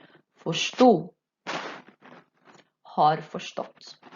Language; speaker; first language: Norwegian; non-native, fluent; Portuguese